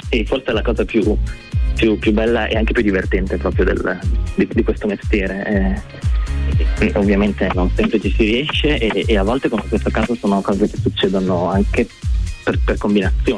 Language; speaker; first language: Italian; native; Italian